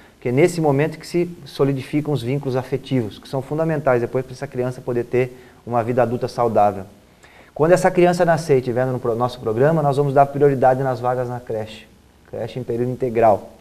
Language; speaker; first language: Portuguese; native; Portuguese